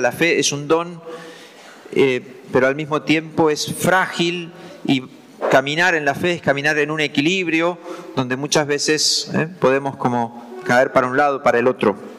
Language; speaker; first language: Spanish; native; Spanish